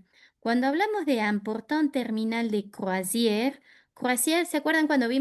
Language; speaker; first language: Spanish; native; Spanish